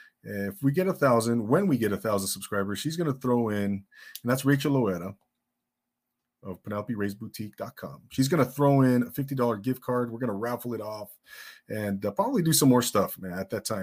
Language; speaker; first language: English; early bilingual, other home language; Spanish